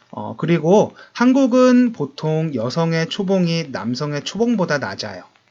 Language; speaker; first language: Korean; native; Korean